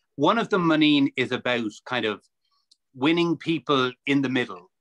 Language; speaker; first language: English; native; English